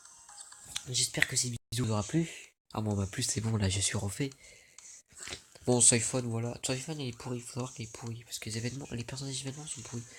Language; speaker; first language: French; native; French